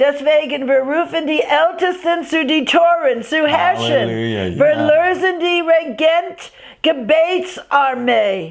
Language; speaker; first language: German; non-native, fluent; English